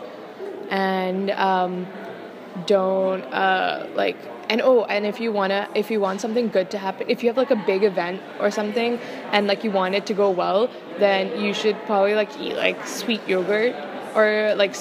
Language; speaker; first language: English; non-native, local second language; Punjabi